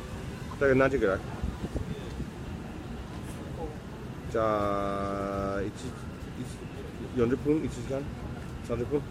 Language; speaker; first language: Japanese; non-native, fluent; English